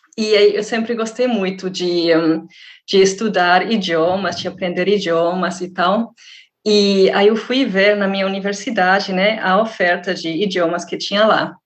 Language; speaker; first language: Portuguese; non-native, fluent; German